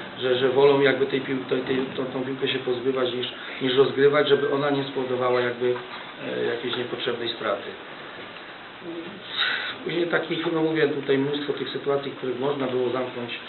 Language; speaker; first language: Polish; native; Polish